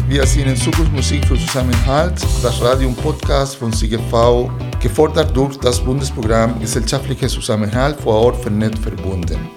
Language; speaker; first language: German; non-native, fluent; Spanish